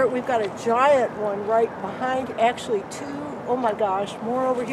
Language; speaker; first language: English; native; English